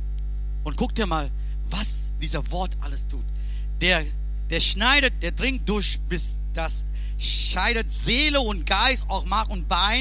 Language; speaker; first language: German; non-native, learner; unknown